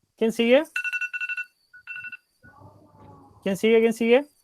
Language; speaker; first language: Spanish; native; Spanish